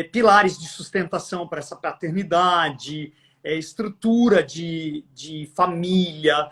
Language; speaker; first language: Portuguese; native; Portuguese